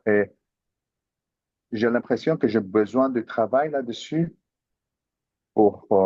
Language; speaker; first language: French; non-native, fluent; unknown